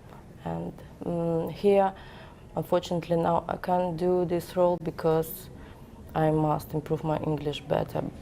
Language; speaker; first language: English; non-native, learner; Ukrainian